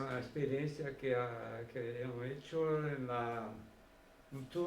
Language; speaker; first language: Spanish; non-native, fluent; Portuguese